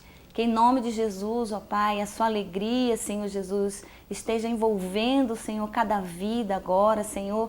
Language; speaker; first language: Portuguese; native; Portuguese